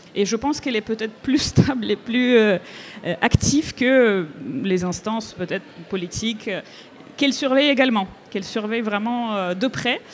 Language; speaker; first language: French; non-native, fluent; Ukrainian